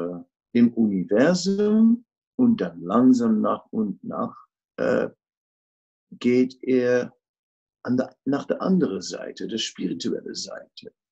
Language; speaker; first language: German; non-native, fluent; Dutch